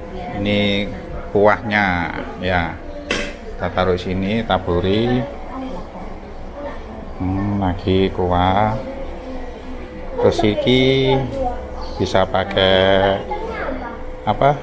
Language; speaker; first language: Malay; non-native, local second language; Javanese